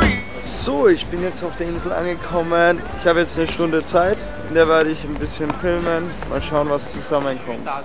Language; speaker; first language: German; native; German